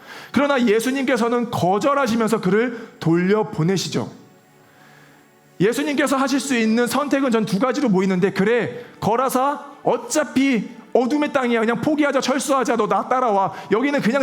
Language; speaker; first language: Korean; native; Korean